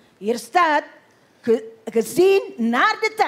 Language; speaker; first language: Dutch; non-native, fluent; Indonesian